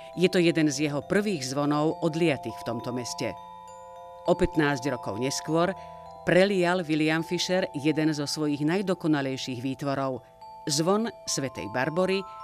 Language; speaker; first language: Slovak; native; Slovak